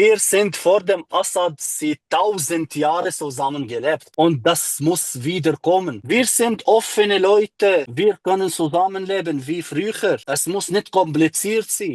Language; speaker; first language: German; non-native, learner; Arabic